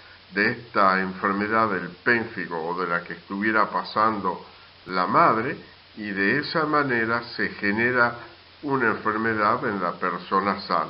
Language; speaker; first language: Spanish; native; Spanish